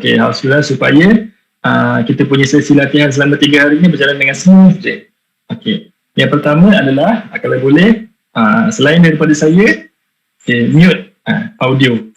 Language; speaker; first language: Malay; native; Malay